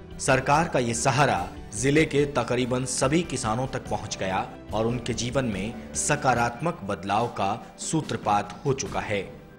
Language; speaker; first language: Hindi; native; Hindi